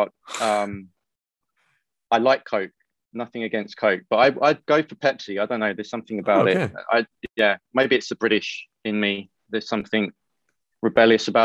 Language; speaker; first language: English; native; English